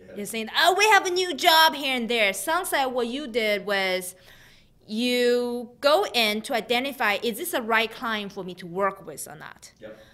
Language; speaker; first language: English; non-native, fluent; Chinese